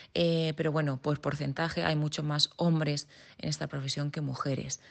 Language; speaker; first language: Spanish; native; Spanish